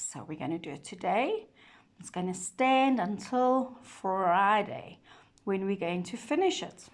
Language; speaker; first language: English; native; English